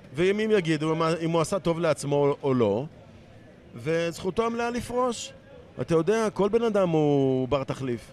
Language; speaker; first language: Hebrew; native; Hebrew